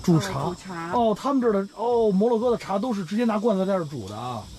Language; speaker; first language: Chinese; native; Chinese